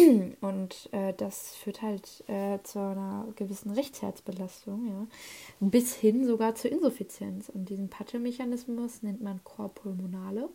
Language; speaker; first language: German; native; German